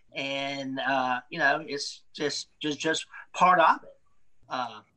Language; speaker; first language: English; native; English